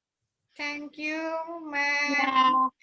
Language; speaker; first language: English; non-native, learner; Indonesian